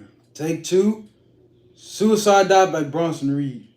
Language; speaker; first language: English; native; English